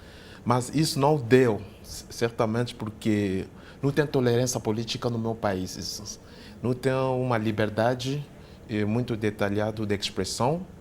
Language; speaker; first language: Portuguese; non-native, fluent; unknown